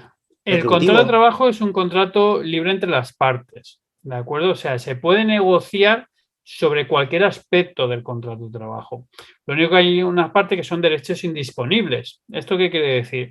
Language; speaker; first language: Spanish; native; Spanish